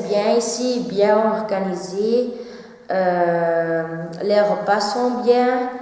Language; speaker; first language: French; non-native, learner; Dutch